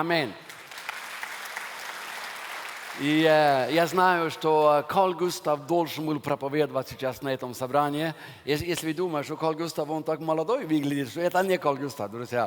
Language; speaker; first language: Russian; non-native, fluent; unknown